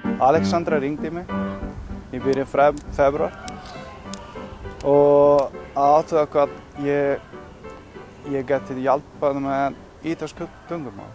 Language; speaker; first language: Icelandic; non-native, learner; Italian